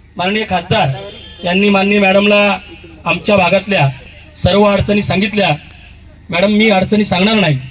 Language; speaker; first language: Marathi; native; Marathi